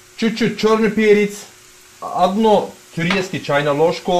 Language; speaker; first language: Russian; non-native, learner; Turkish